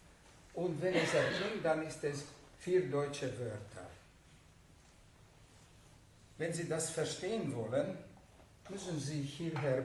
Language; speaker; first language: German; non-native, fluent; Hungarian